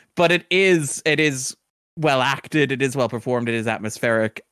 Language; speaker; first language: English; native; English